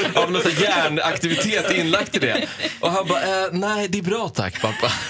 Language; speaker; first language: Swedish; non-native, fluent; Persian